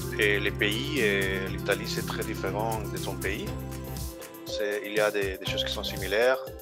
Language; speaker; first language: French; non-native, learner; Spanish